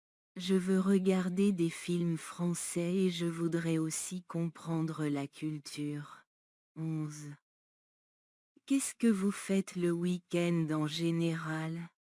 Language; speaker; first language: French; non-native, learner; Bangla